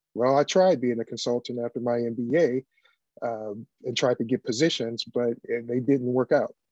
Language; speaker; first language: English; native; English